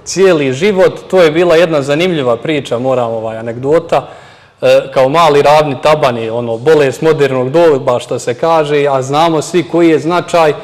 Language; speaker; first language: Serbian; native; Serbian